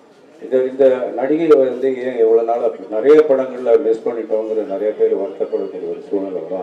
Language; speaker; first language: Tamil; native; Tamil